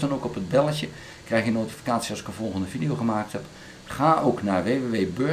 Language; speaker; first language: Dutch; native; Dutch